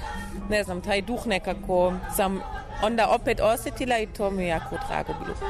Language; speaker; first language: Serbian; non-native, learner; German